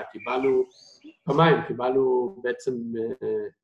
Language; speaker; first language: Hebrew; non-native, fluent; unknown